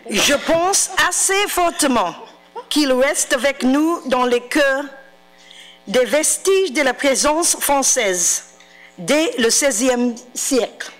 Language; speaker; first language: French; non-native, fluent; English